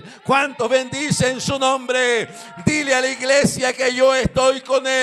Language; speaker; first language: Spanish; native; Spanish